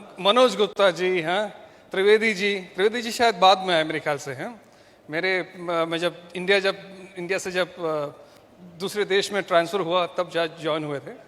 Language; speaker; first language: Hindi; non-native, local second language; Malayalam